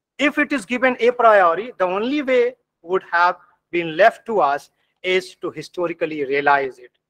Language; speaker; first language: English; non-native, local second language; Hindi